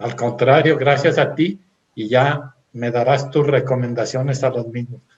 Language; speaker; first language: Spanish; native; Spanish